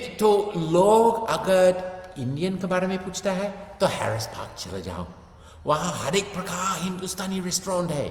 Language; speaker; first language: Hindi; non-native, fluent; English